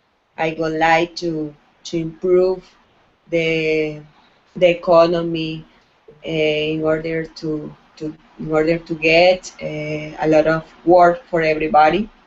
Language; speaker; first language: English; non-native, learner; Spanish